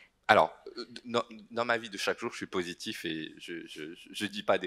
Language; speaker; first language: French; non-native, local second language; Arabic